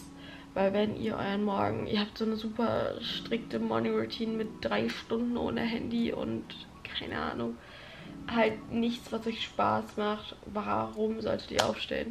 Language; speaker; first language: German; native; German